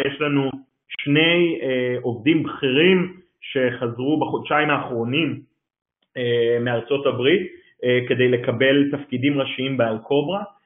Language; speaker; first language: Hebrew; native; Hebrew